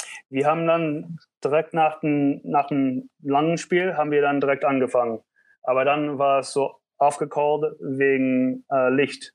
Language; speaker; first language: German; early bilingual, heritage; German